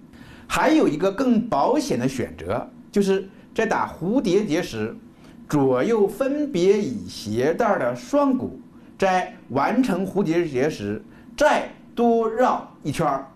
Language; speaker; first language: Chinese; native; Chinese